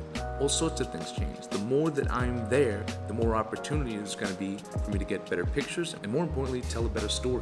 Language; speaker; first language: English; native; English